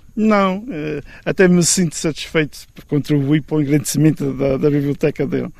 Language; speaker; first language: Portuguese; native; Portuguese